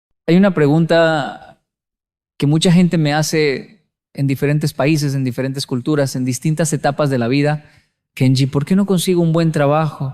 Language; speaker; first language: Spanish; native; Spanish